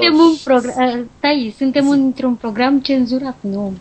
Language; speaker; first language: Romanian; native; Romanian